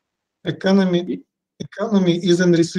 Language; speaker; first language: English; non-native, learner; Russian